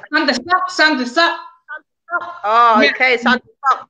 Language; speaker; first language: English; non-native, learner; Khmer